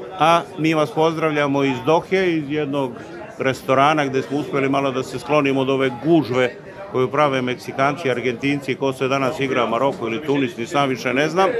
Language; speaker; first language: Serbian; native; Serbian